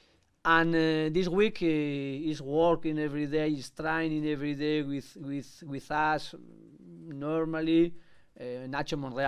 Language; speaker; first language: English; non-native, learner; Spanish